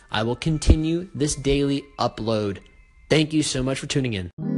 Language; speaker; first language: English; native; English